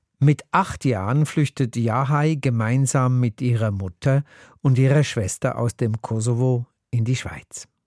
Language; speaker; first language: German; native; German